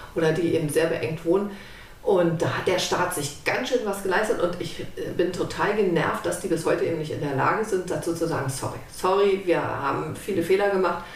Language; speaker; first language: German; native; German